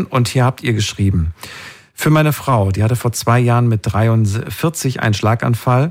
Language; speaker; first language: German; native; German